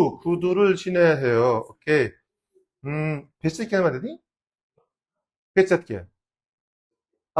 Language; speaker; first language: Korean; non-native, fluent; Uzbek